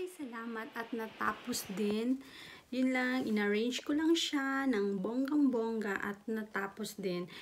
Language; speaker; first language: Filipino; native; Filipino